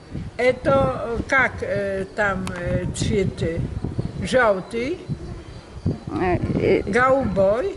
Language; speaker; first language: Russian; non-native, learner; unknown